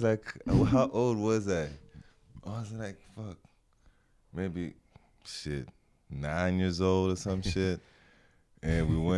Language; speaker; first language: English; non-native, fluent; French